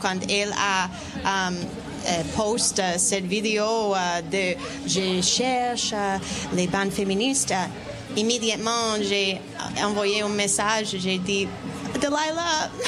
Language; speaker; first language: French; non-native, learner; Spanish